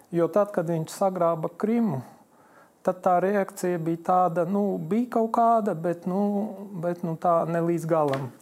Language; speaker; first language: Latvian; non-native, local second language; Polish